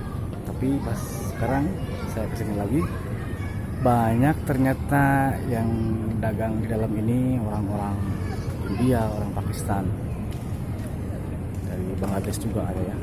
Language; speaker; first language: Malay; non-native, local second language; Sundanese